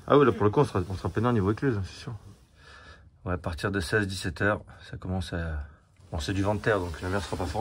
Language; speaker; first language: French; native; French